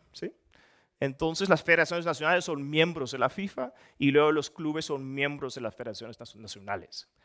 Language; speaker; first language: Spanish; non-native, fluent; Dutch